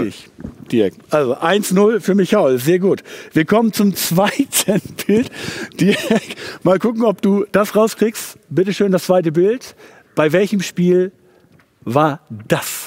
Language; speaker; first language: German; native; German